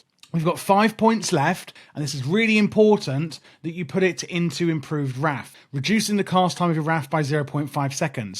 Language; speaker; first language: English; native; English